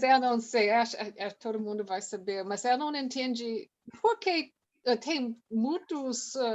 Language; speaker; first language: Portuguese; non-native, learner; English